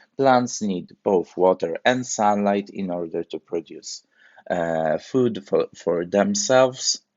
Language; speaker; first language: English; non-native, fluent; Polish